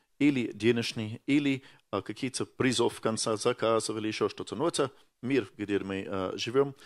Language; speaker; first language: Russian; non-native, fluent; English